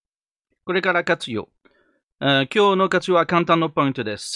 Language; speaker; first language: Japanese; non-native, learner; French